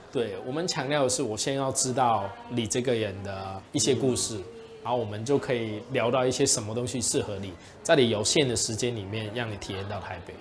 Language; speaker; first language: Chinese; non-native, local second language; Cantonese